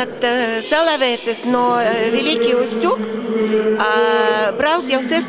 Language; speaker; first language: Latvian; non-native, local second language; Russian